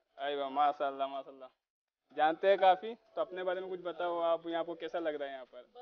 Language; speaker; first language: Hindi; native; Hindi